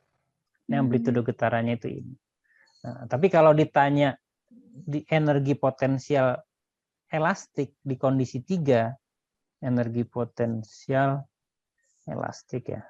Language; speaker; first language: Indonesian; native; Indonesian